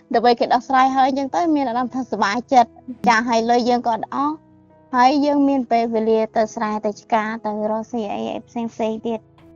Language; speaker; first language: Khmer; non-native, local second language; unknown